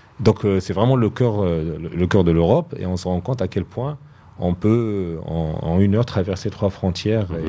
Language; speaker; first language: French; non-native, local second language; Arabic